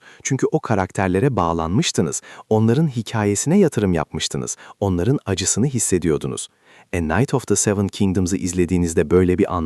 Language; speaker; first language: Turkish; native; Turkish